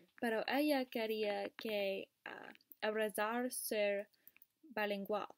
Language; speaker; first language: Spanish; non-native, learner; English